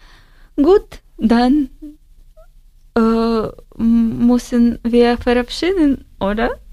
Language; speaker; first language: German; non-native, learner; Ukrainian